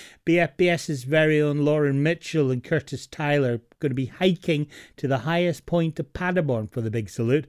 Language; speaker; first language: English; native; English